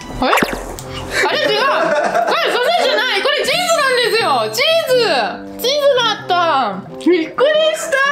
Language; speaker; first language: Japanese; non-native, fluent; Italian